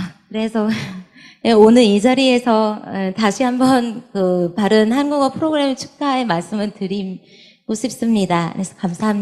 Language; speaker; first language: Korean; non-native, fluent; Vietnamese